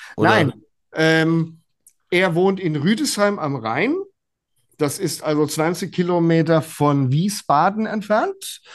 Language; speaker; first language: German; native; German